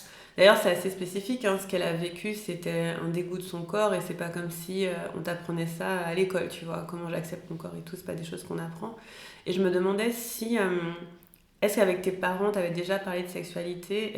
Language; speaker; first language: French; native; French